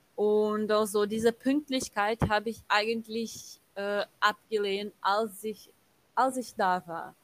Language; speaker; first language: German; non-native, fluent; Portuguese